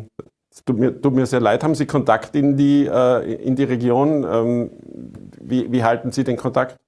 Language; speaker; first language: German; native; German